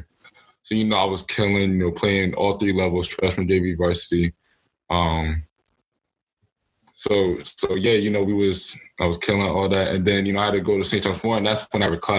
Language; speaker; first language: English; native; English